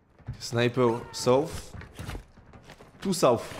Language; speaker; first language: English; non-native, learner; French